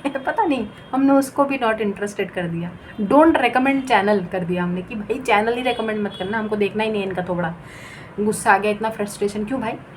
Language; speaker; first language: Hindi; non-native, local second language; Bangla